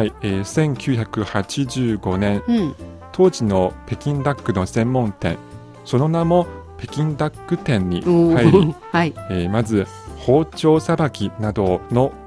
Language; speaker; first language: Japanese; non-native, fluent; Chinese